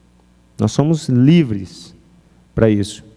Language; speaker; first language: Portuguese; native; Portuguese